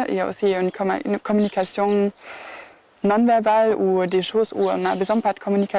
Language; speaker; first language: French; non-native, fluent; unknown